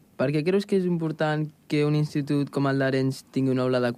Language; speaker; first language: Catalan; native; Catalan